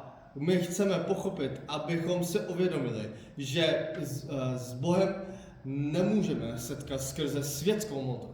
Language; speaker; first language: Czech; non-native, fluent; Korean